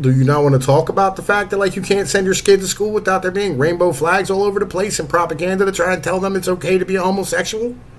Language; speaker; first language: English; native; English